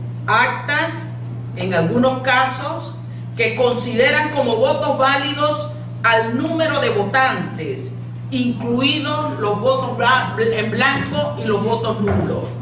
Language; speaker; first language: Spanish; native; Spanish